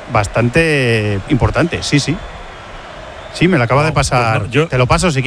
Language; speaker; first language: Spanish; native; Spanish